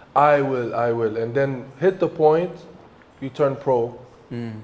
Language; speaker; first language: English; early bilingual, other home language; French